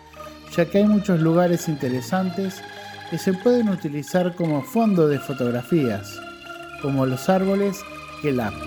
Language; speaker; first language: Spanish; non-native, fluent; Indonesian